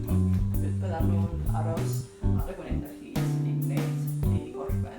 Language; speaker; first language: Welsh; non-native, learner; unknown